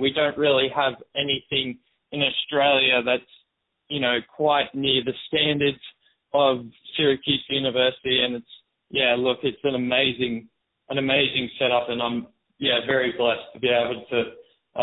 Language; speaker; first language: English; native; English